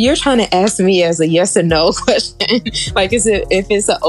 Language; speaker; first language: English; native; English